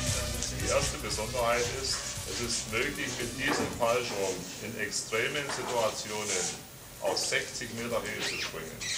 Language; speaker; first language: German; native; German